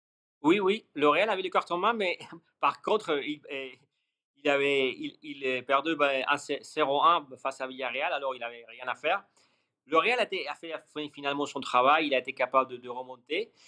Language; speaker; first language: French; non-native, fluent; Spanish